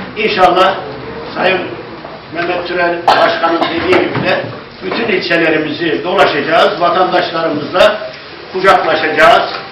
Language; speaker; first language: Turkish; native; Turkish